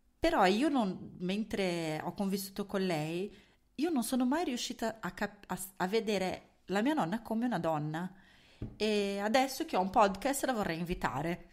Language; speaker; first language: Italian; native; Italian